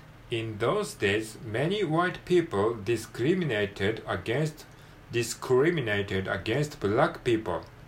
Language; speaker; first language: English; non-native, learner; Japanese